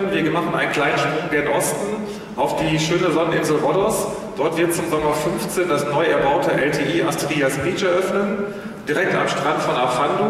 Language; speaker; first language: German; native; German